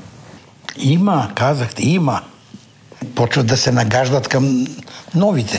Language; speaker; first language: Bulgarian; native; Bulgarian